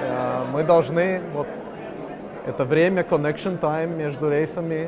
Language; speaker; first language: Russian; non-native, local second language; Latvian